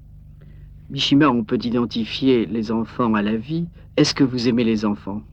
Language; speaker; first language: French; native; French